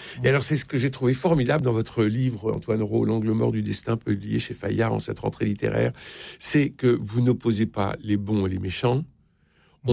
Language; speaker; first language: French; native; French